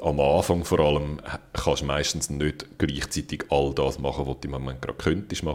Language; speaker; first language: German; native; German